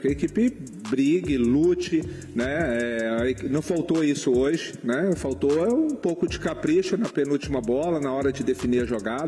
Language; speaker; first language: Portuguese; native; Portuguese